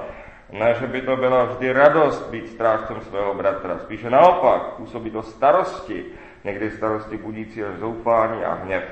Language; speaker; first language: Czech; native; Czech